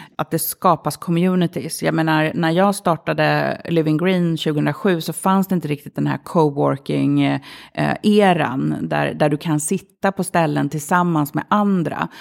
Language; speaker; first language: Swedish; early bilingual, other home language; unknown